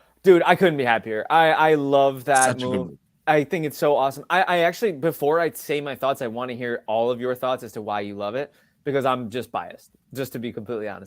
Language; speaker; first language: English; native; English